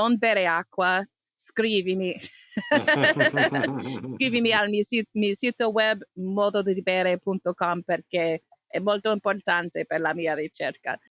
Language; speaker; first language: Italian; non-native, learner; English